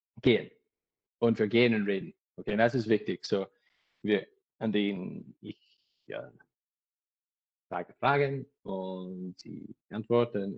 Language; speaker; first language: German; non-native, learner; English